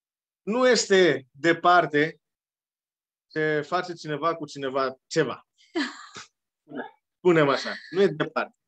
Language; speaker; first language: Romanian; non-native, learner; Greek